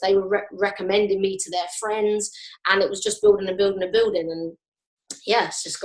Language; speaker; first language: English; native; English